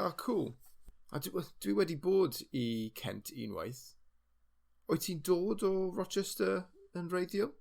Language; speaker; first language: Welsh; non-native, learner; English